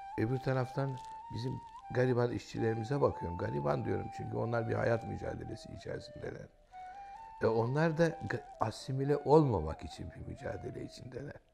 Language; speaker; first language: Turkish; native; Turkish